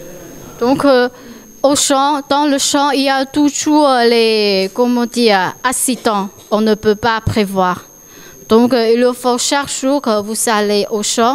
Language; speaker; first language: French; non-native, learner; Chinese